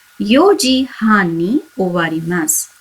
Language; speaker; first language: Japanese; non-native, fluent; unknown